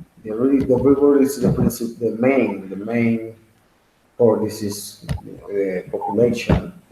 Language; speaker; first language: English; non-native, learner; Spanish